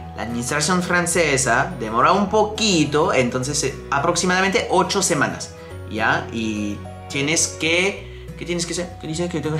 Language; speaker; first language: Spanish; non-native, fluent; French